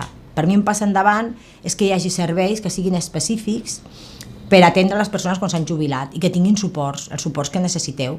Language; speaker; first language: Catalan; native; Catalan